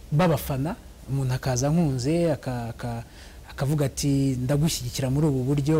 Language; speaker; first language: Kinyarwanda; early bilingual, heritage; Kinyarwanda